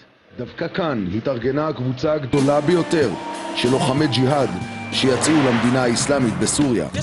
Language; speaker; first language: Hebrew; native; Hebrew